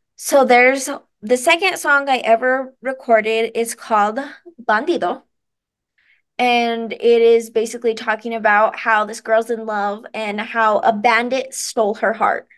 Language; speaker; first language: English; native; English